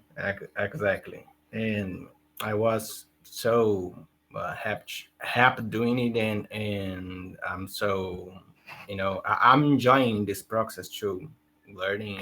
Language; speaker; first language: English; non-native, learner; Portuguese